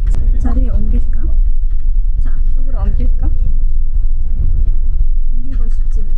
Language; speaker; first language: Korean; non-native, fluent; Turkmen